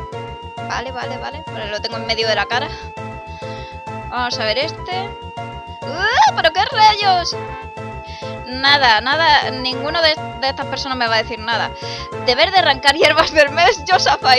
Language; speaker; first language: Spanish; native; Spanish